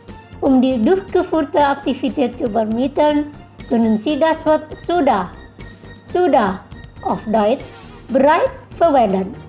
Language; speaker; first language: German; non-native, fluent; Indonesian